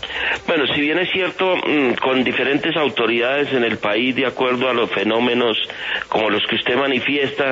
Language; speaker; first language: Spanish; native; Spanish